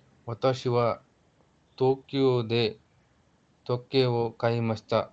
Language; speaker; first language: Japanese; non-native, learner; Kannada